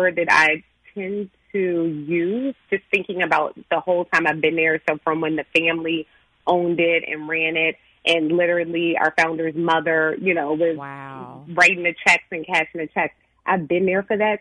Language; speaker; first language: English; native; English